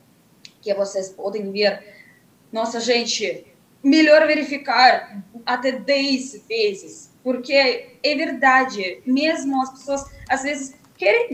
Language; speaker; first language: Portuguese; non-native, fluent; Russian